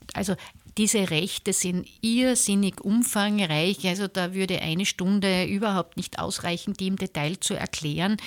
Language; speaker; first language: German; native; German